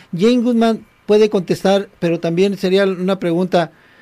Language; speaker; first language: Spanish; native; Spanish